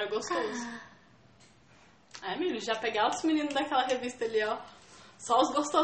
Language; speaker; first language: Portuguese; native; Portuguese